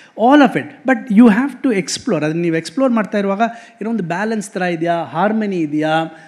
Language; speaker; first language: English; non-native, local second language; Kannada